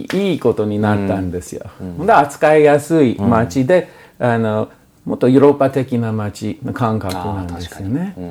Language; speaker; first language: Japanese; non-native, fluent; English